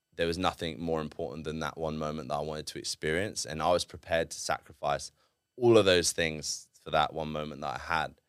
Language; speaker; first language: English; native; English